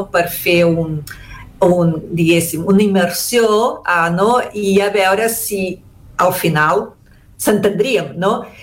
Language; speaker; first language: Catalan; early bilingual, heritage; Catalan